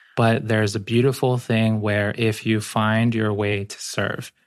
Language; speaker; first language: English; early bilingual, other home language; Spanish